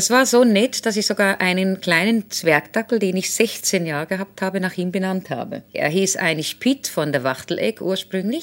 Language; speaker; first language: German; native; German